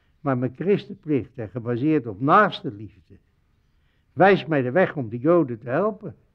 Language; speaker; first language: Dutch; native; Dutch